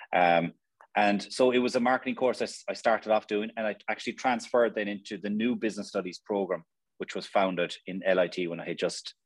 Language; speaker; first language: English; native; English